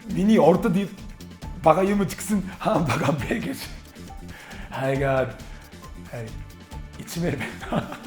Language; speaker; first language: Mongolian; non-native, learner; Korean